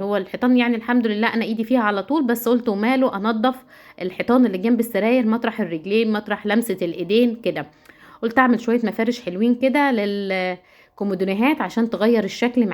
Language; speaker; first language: Arabic; native; Arabic